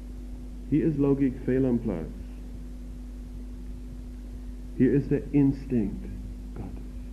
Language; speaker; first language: German; non-native, fluent; English